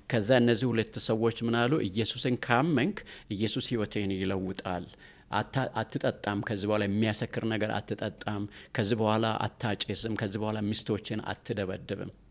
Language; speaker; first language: Amharic; non-native, local second language; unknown